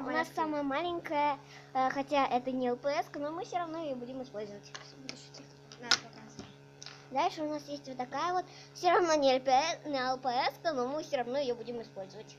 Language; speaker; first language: Russian; native; Russian